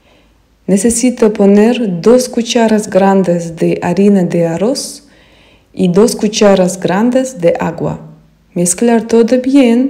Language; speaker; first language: Spanish; non-native, fluent; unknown